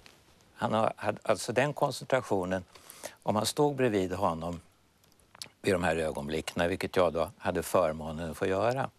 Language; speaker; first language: Swedish; native; Swedish